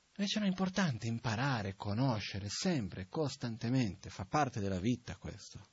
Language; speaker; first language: Italian; non-native, fluent; Portuguese